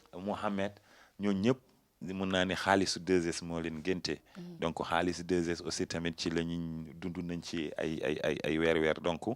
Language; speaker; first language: Wolof; non-native, local second language; Fula